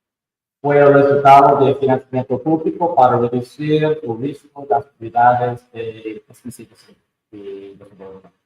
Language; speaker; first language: Spanish; non-native, fluent; English